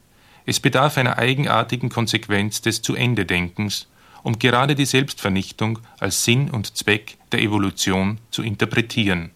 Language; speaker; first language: German; native; German